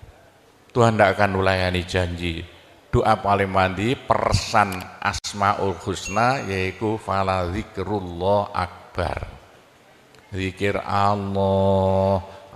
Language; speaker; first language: Indonesian; non-native, local second language; Javanese